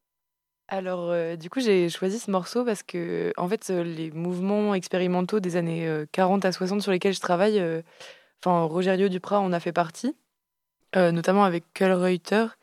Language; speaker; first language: French; native; French